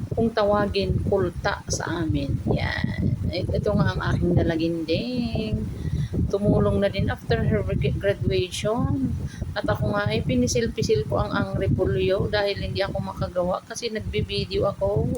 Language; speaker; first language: Filipino; non-native, local second language; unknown